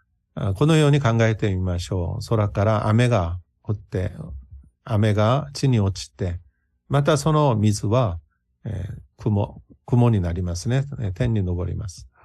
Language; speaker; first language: Japanese; non-native, fluent; Korean